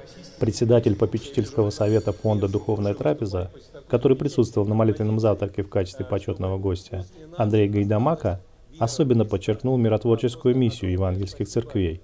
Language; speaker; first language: Russian; native; Russian